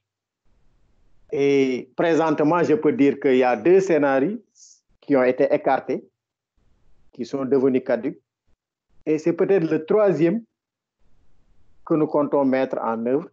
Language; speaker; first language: French; non-native, local second language; Wolof